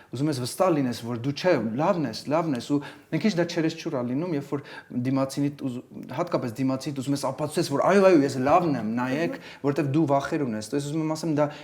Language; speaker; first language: Armenian; early bilingual, heritage; Armenian